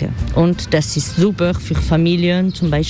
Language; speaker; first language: German; non-native, fluent; French